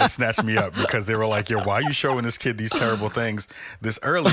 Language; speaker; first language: English; native; English